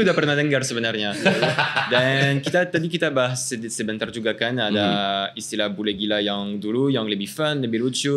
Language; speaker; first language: Indonesian; non-native, fluent; French